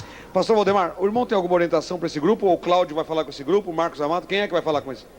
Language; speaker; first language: Portuguese; native; Portuguese